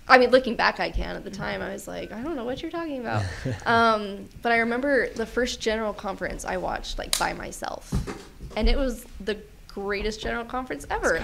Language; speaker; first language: English; native; English